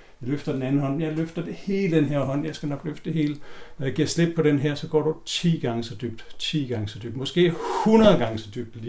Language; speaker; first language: Danish; native; Danish